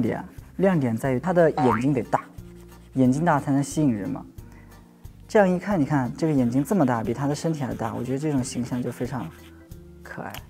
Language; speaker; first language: Chinese; native; Chinese